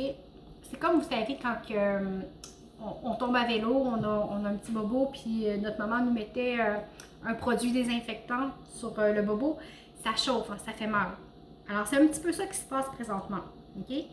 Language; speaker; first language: French; native; French